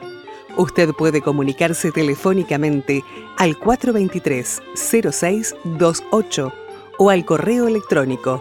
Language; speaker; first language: Spanish; native; Spanish